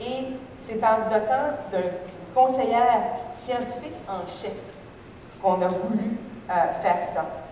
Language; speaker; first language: French; native; French